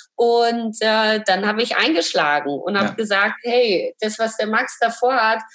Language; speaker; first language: German; native; German